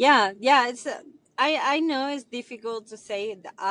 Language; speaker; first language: English; non-native, learner; Spanish